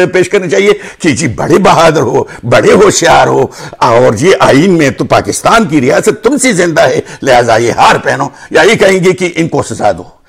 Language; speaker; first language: Urdu; non-native, local second language; Pashto